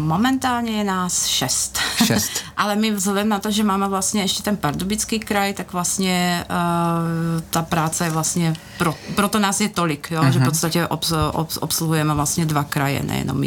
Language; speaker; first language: Czech; native; Czech